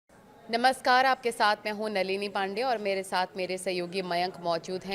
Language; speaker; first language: Hindi; native; Hindi